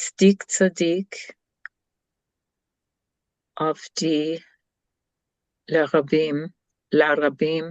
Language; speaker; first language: Hebrew; non-native, learner; English